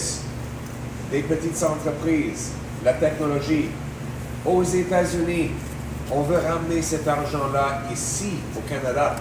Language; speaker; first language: French; non-native, local second language; English